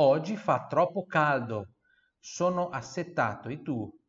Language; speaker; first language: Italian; non-native, fluent; Portuguese